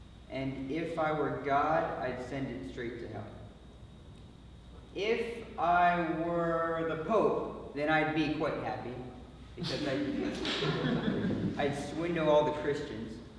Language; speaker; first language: English; native; English